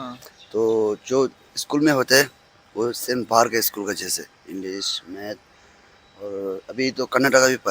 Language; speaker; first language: Hindi; non-native, local second language; Tibetan